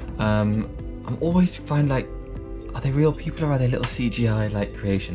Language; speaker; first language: English; native; English